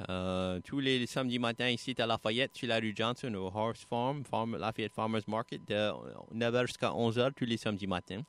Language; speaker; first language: French; native; French